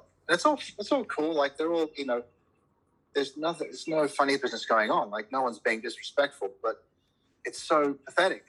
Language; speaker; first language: English; native; English